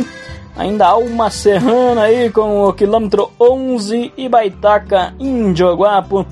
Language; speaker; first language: Portuguese; native; Portuguese